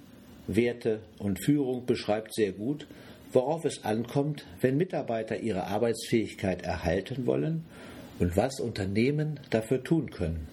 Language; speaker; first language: German; native; German